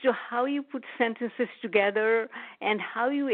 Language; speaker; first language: English; non-native, local second language; Bangla